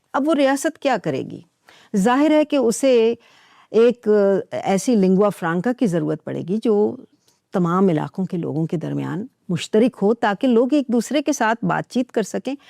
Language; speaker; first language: Urdu; non-native, local second language; Punjabi